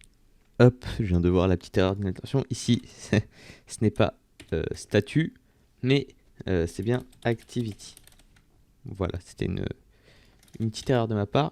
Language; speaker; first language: French; native; French